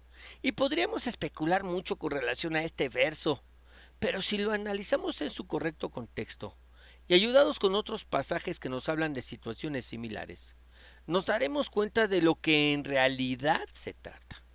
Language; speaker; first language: Spanish; native; Spanish